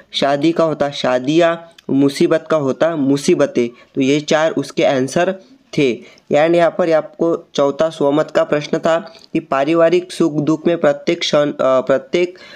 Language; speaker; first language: Hindi; non-native, local second language; Marathi